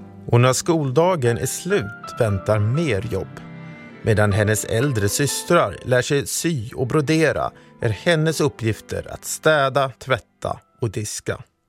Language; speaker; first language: Swedish; native; Swedish